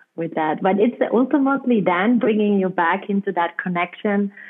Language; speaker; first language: English; non-native, fluent; German